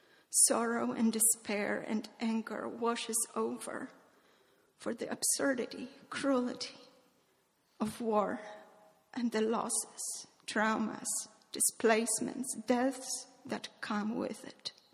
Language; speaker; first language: English; non-native, fluent; Polish